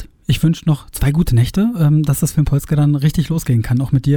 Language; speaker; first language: German; native; German